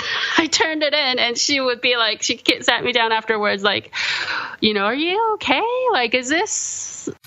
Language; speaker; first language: English; early bilingual, other home language; Korean